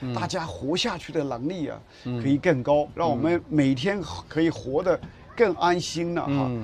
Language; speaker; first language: Chinese; native; Chinese